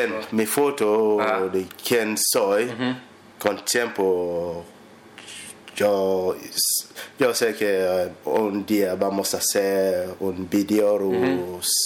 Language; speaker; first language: Spanish; non-native, learner; English